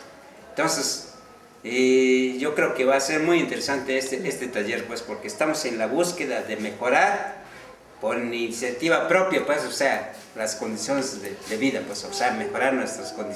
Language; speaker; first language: Spanish; non-native, local second language; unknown